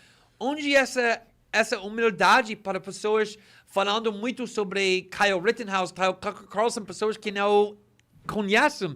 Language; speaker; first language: Portuguese; non-native, fluent; English